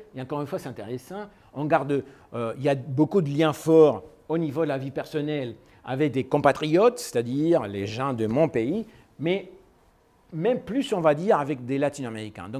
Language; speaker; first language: French; non-native, fluent; Spanish